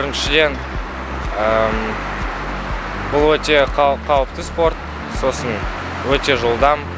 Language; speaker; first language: Kazakh; non-native, local second language; Russian